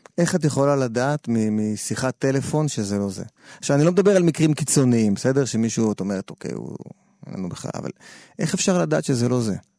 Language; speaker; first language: Hebrew; native; Hebrew